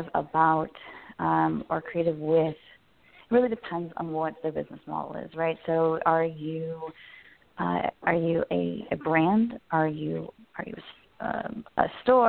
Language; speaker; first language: English; native; English